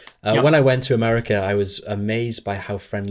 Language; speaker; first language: English; native; English